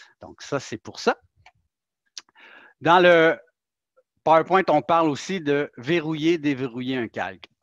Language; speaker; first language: French; native; French